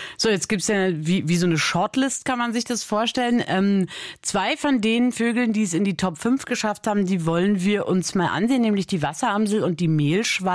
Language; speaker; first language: German; native; German